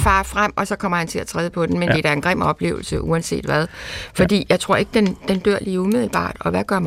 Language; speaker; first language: Danish; native; Danish